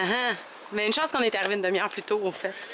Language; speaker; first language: French; native; French